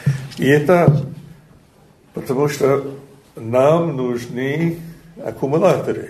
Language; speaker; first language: Russian; non-native, learner; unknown